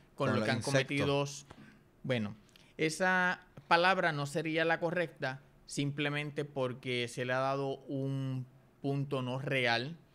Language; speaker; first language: Spanish; native; Spanish